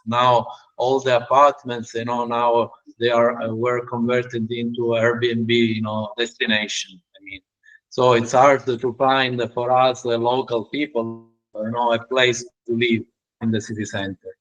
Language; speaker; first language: English; non-native, learner; Italian